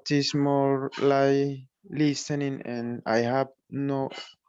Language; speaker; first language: English; non-native, learner; Spanish